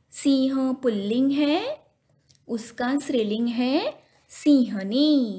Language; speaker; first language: Hindi; non-native, local second language; Marathi